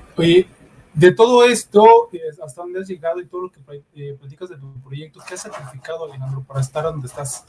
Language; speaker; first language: Spanish; native; Spanish